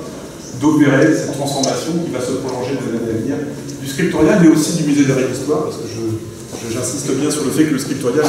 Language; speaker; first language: French; native; French